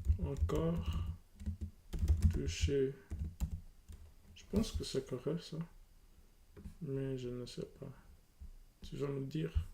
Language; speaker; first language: French; non-native, learner; English